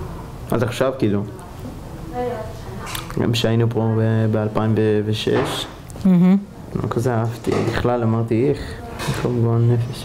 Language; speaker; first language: Hebrew; early bilingual, heritage; Hebrew